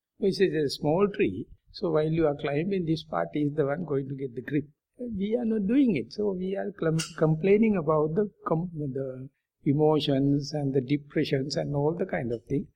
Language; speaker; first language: English; non-native, local second language; Sinhala